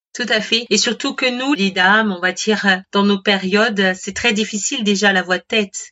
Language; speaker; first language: French; native; French